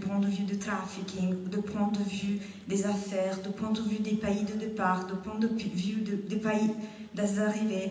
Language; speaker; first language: French; non-native, fluent; Italian